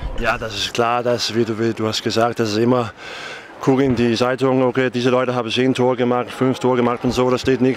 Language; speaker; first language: German; non-native, learner; Danish